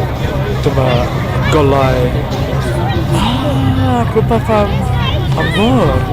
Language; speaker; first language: Welsh; non-native, learner; English